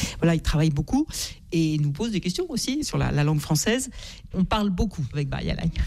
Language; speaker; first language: French; native; French